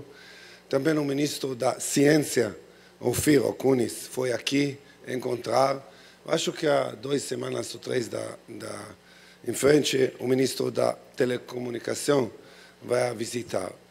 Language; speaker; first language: Portuguese; non-native, learner; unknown